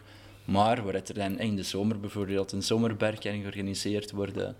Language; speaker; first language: Dutch; native; Dutch